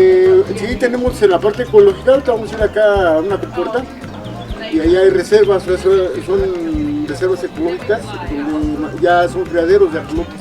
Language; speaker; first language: Spanish; native; Spanish